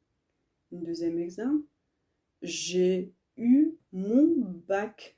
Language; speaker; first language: French; non-native, learner; Tigrinya